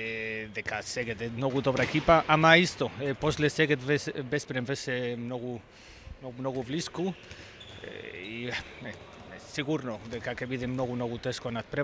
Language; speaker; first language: Macedonian; non-native, learner; Spanish